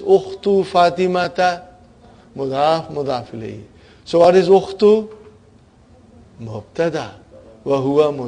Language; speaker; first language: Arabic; non-native, fluent; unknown